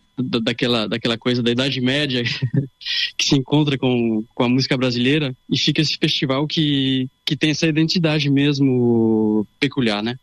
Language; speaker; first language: Portuguese; early bilingual, other home language; French